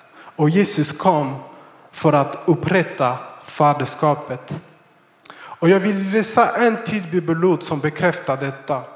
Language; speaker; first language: Swedish; non-native, fluent; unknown